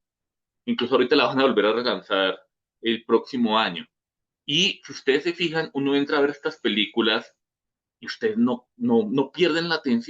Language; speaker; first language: Spanish; native; Spanish